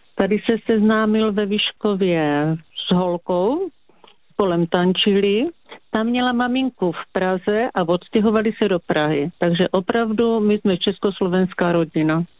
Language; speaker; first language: Czech; native; Czech